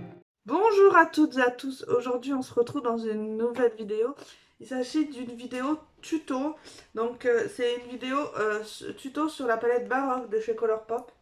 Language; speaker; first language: French; native; French